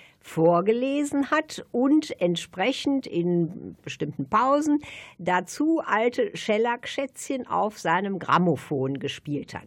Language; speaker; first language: German; native; German